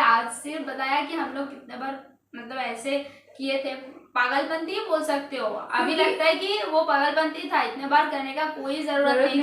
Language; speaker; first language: Hindi; non-native, local second language; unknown